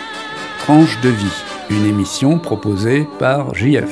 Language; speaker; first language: French; native; French